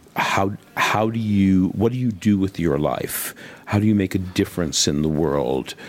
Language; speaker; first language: English; native; English